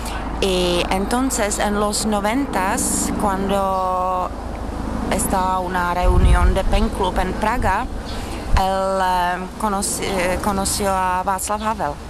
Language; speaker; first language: Spanish; non-native, learner; Czech